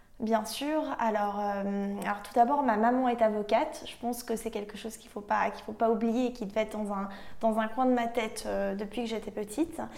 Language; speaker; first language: French; native; French